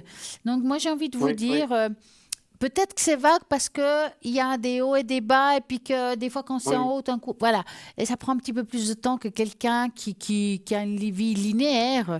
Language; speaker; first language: French; native; French